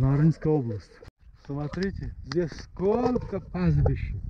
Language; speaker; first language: Russian; non-native, fluent; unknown